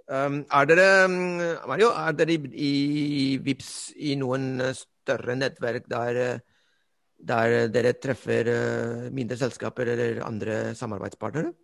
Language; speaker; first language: Norwegian; non-native, fluent; Spanish